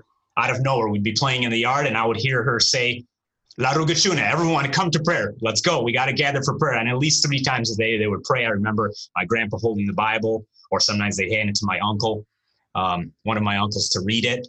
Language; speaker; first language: English; early bilingual, other home language; Romanian